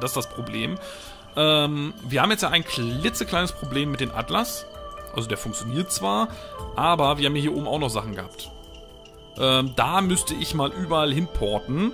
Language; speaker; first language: German; native; German